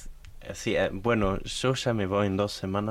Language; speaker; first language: Spanish; non-native, learner; German